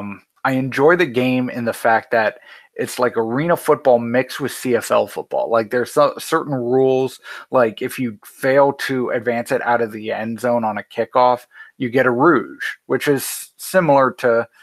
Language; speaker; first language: English; native; English